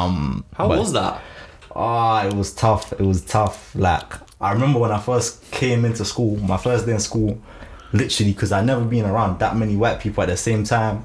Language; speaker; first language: English; early bilingual, other home language; Shona